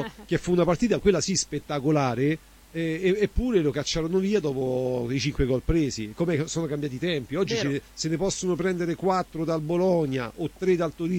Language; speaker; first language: Italian; native; Italian